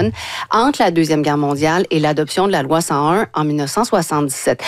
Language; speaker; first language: French; native; French